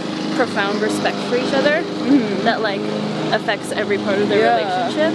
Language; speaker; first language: English; early bilingual, other home language; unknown